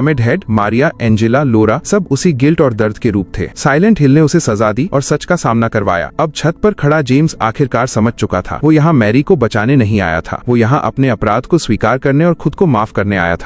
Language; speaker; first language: Hindi; native; Hindi